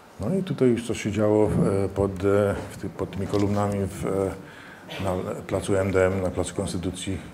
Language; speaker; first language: Polish; early bilingual, heritage; Polish